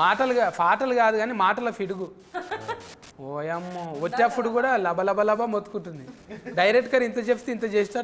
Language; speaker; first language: Telugu; native; Telugu